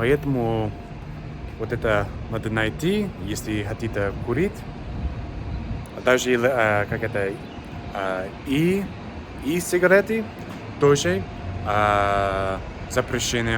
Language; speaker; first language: Russian; non-native, learner; English